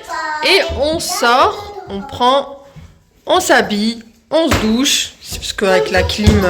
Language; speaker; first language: French; native; French